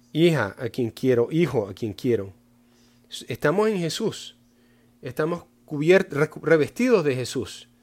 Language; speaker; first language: Spanish; non-native, fluent; English